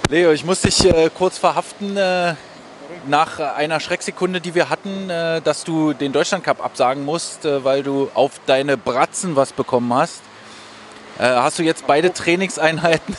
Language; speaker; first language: German; native; German